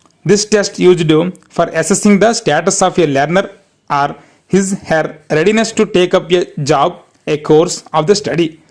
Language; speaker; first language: English; non-native, local second language; Telugu